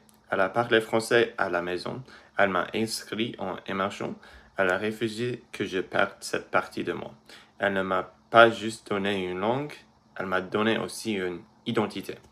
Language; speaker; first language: French; early bilingual, other home language; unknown